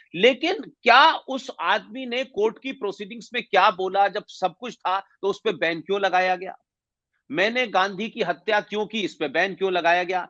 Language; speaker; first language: Hindi; native; Hindi